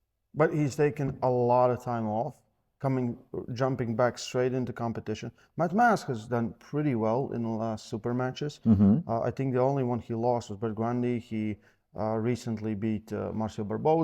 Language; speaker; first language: English; non-native, fluent; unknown